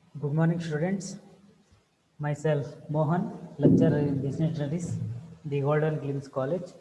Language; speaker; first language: English; non-native, local second language; Kannada